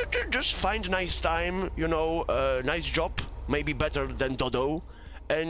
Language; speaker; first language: English; non-native, learner; Polish